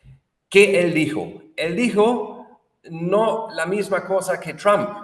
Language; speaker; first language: Spanish; non-native, fluent; German